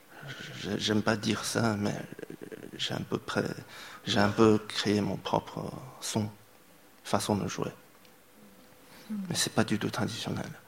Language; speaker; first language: French; non-native, fluent; Chinese